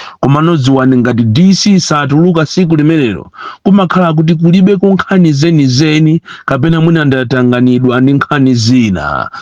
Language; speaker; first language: Nyanja; non-native, local second language; Tumbuka